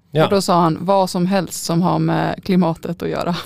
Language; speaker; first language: Norwegian; non-native, learner; Swedish